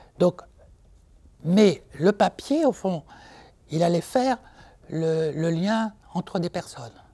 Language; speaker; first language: French; native; French